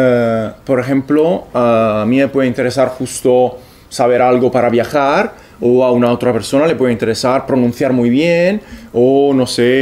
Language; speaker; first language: Spanish; non-native, fluent; Italian